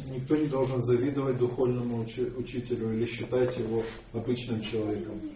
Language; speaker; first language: Russian; native; Russian